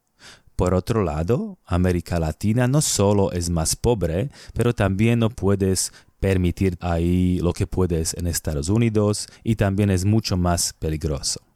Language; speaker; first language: Spanish; non-native, fluent; Slovak